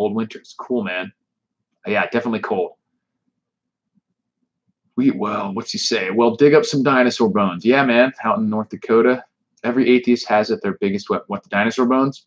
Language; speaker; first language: English; native; English